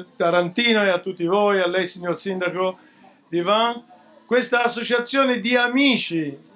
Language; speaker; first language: Italian; native; Italian